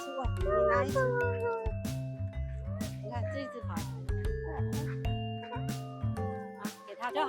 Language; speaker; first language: Chinese; native; Chinese